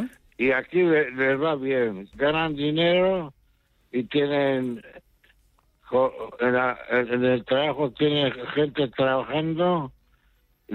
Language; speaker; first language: Spanish; non-native, local second language; Basque